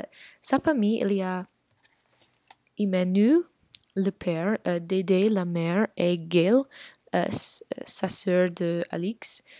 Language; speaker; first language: French; non-native, learner; English